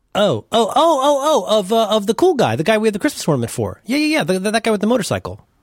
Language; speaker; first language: English; early bilingual, other home language; German